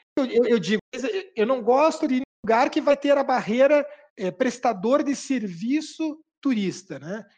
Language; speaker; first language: Portuguese; native; Portuguese